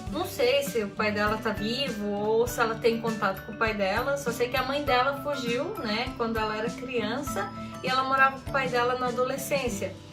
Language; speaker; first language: Portuguese; native; Portuguese